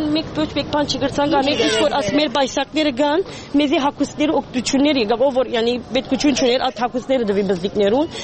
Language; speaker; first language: Armenian; early bilingual, heritage; Armenian